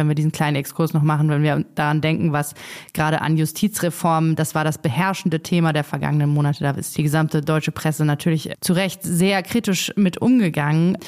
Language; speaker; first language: German; native; German